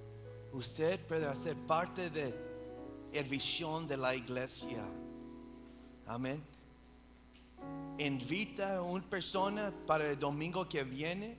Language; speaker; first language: Spanish; early bilingual, heritage; English